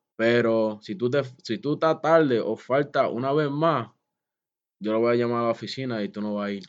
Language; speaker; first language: Spanish; early bilingual, heritage; Spanish